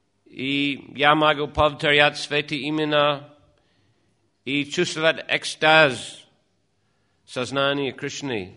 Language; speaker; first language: Russian; non-native, fluent; English